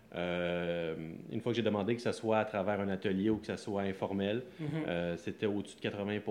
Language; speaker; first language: French; native; French